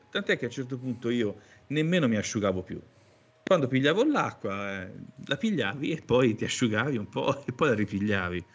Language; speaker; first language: Italian; native; Italian